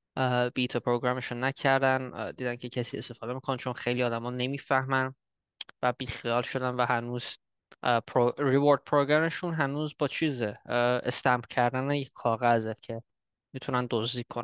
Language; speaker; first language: Persian; early bilingual, heritage; Persian